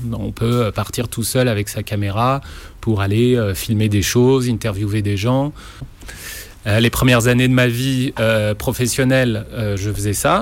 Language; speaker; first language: French; native; French